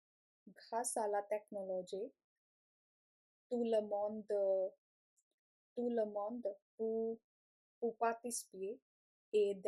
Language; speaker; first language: French; non-native, learner; Punjabi